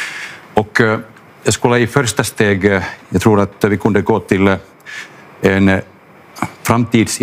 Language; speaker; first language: Swedish; non-native, local second language; Finnish